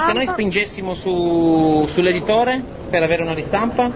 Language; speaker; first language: Italian; native; Italian